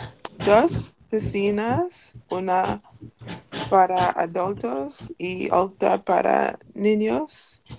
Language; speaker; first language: Spanish; non-native, learner; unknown